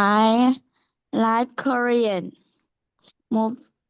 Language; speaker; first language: English; non-native, learner; Vietnamese